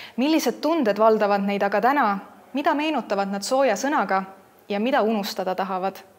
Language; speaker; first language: Estonian; native; Estonian